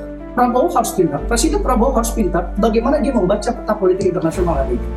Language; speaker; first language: Indonesian; native; Indonesian